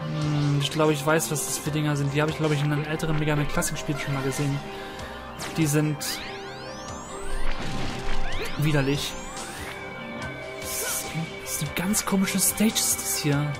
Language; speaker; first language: German; native; German